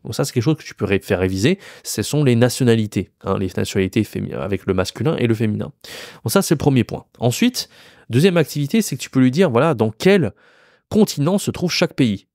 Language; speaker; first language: French; native; French